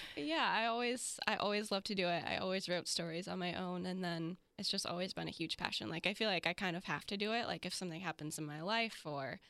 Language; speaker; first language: English; native; English